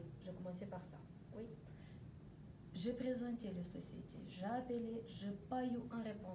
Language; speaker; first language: French; non-native, learner; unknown